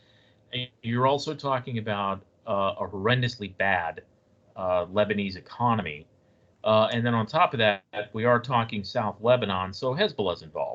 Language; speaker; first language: English; native; English